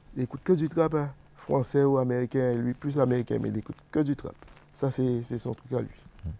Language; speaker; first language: French; native; French